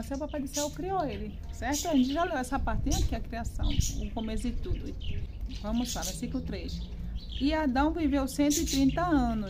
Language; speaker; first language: Portuguese; native; Portuguese